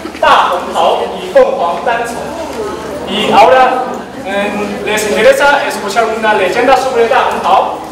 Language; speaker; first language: Spanish; non-native, learner; Chinese